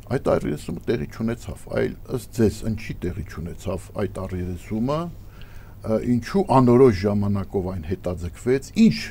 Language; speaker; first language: Armenian; native; Armenian